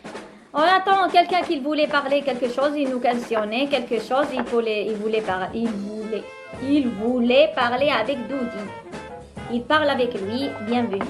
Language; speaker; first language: French; non-native, local second language; Arabic